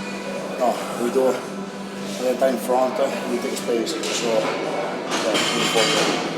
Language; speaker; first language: English; non-native, learner; Italian